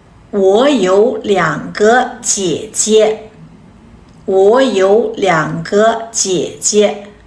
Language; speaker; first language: Chinese; non-native, fluent; Kazakh